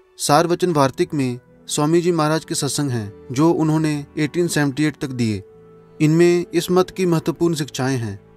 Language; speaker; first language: Hindi; non-native, local second language; Punjabi